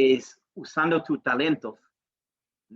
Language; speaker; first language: Spanish; non-native, learner; English